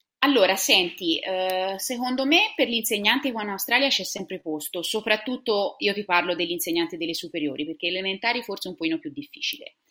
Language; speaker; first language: Italian; native; Italian